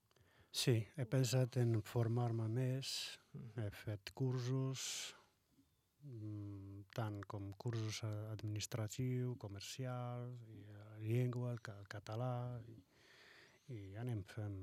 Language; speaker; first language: Catalan; non-native, learner; Arabic